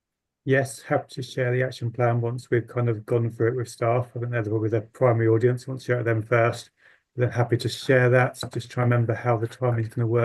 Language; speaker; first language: English; native; English